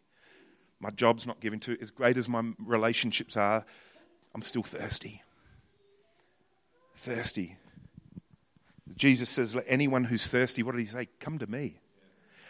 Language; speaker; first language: English; native; English